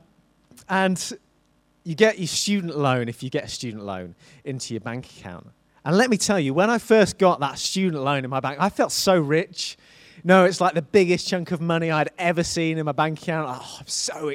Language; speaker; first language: English; native; English